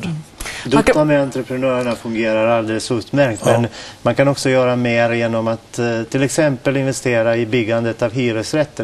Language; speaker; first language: Swedish; non-native, fluent; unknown